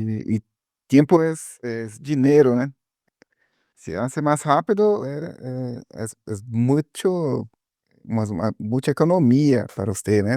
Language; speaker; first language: Spanish; non-native, learner; Portuguese